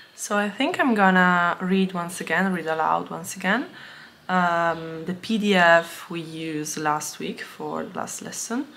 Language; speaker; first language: English; non-native, fluent; Italian